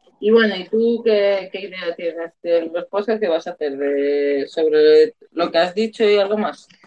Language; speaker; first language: Spanish; native; Spanish